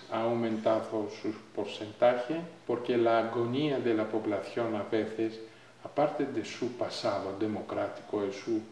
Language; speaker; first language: Spanish; non-native, fluent; Greek